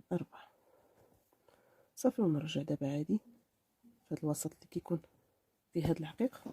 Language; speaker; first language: Arabic; native; Arabic